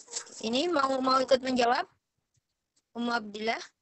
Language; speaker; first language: Indonesian; native; Indonesian